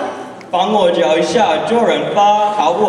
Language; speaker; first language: Chinese; non-native, learner; English